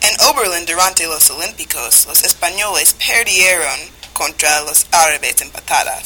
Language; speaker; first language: Spanish; non-native, learner; English